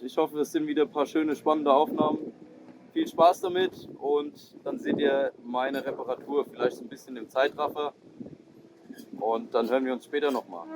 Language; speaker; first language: German; native; German